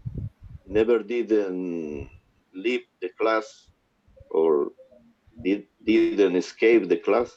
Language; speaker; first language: English; non-native, learner; Spanish